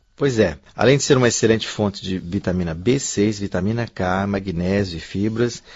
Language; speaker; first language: Portuguese; native; Portuguese